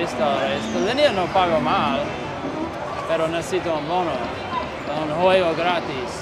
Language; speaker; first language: Spanish; non-native, learner; English